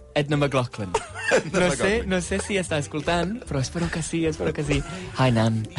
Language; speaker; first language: Catalan; non-native, fluent; English